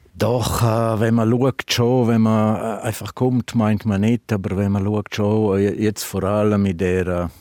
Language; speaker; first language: German; non-native, local second language; Romansh